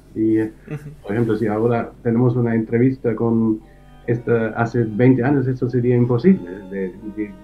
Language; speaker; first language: Spanish; early bilingual, heritage; German